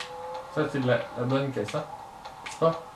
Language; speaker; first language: French; native; French